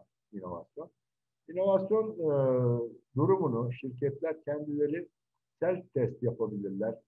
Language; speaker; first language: Turkish; native; Turkish